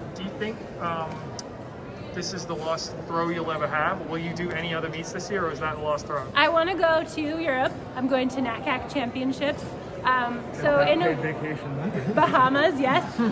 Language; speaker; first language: English; native; English